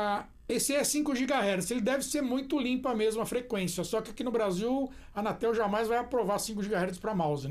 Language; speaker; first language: Portuguese; native; Portuguese